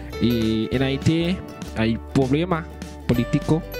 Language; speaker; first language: Spanish; non-native, learner; French